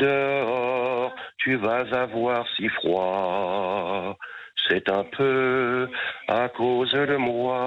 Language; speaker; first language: French; native; French